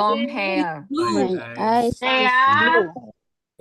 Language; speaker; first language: English; non-native, learner; Indonesian